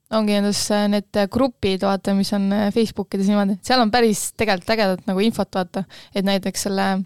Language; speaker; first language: Estonian; native; Estonian